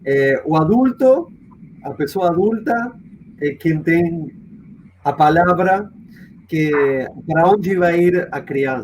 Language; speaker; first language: Portuguese; non-native, fluent; Spanish